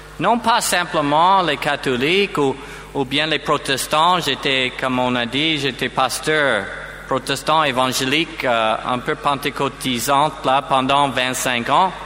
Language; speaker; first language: French; non-native, fluent; English